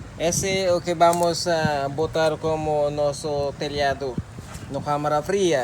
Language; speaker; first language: Portuguese; non-native, learner; Filipino